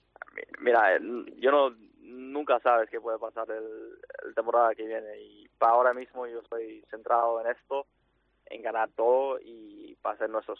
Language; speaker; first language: Spanish; non-native, fluent; English